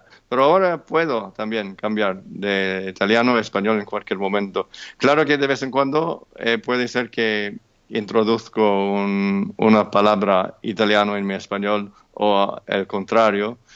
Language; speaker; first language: Spanish; non-native, fluent; English